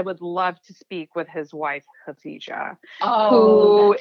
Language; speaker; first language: English; early bilingual, other home language; Urdu